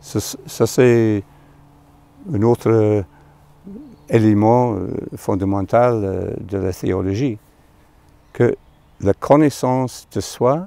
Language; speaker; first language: French; non-native, fluent; English